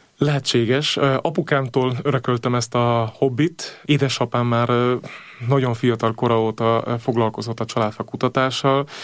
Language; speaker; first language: Hungarian; non-native, fluent; Spanish